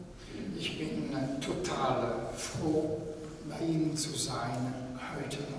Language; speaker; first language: German; non-native, fluent; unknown